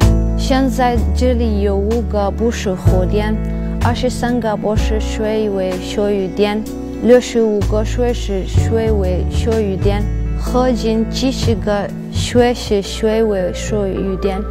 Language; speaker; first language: Chinese; non-native, fluent; Arabic